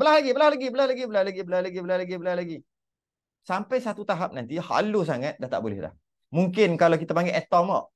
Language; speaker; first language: Malay; native; Malay